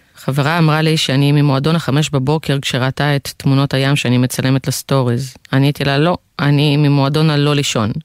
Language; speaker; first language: Hebrew; non-native, fluent; Russian